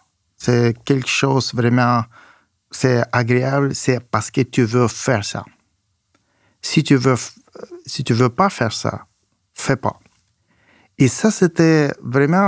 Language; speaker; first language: French; non-native, fluent; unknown